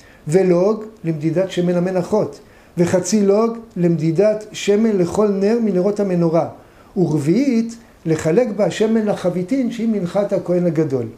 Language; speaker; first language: Hebrew; native; Hebrew